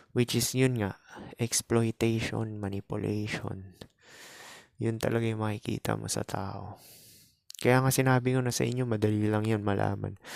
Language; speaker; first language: Filipino; native; Filipino